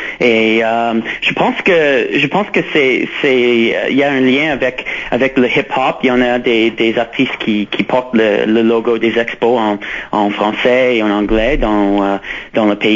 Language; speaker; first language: French; non-native, local second language; English